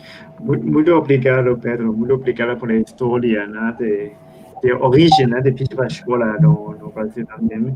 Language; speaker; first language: Portuguese; non-native, fluent; Spanish